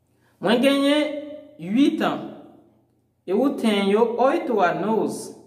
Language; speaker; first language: Portuguese; non-native, fluent; Haitian Creole